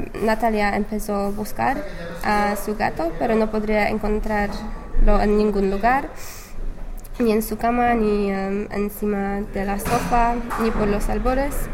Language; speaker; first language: Spanish; non-native, learner; English